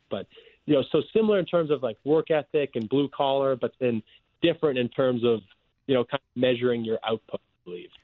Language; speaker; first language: English; native; English